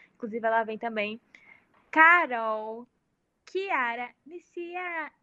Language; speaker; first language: Portuguese; native; Portuguese